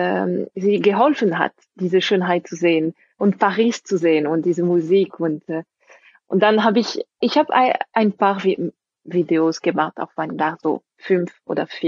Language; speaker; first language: German; non-native, fluent; French